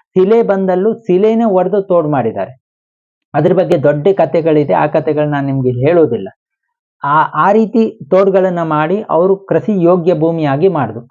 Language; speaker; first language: Kannada; non-native, local second language; Tulu